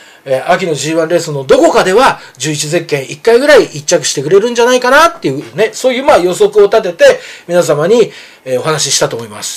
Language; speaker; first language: Japanese; native; Japanese